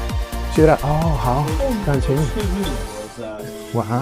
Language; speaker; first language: Chinese; non-native, learner; English